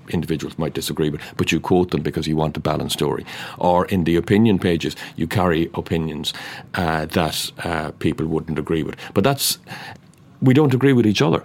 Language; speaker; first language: English; native; English